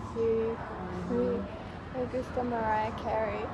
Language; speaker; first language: Spanish; non-native, learner; English